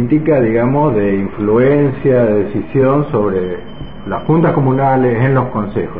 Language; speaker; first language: Spanish; native; Spanish